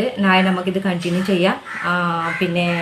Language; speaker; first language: Malayalam; non-native, local second language; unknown